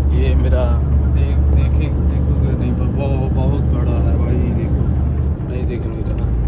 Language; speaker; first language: Hindi; non-native, local second language; Punjabi